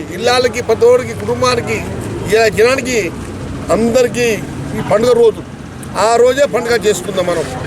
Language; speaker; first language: Telugu; non-native, local second language; Lambadi